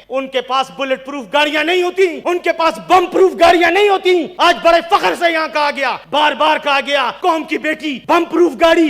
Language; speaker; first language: Urdu; non-native, local second language; Pashto